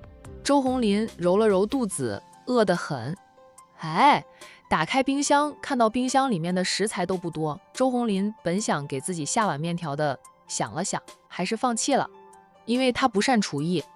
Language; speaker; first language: Chinese; native; Chinese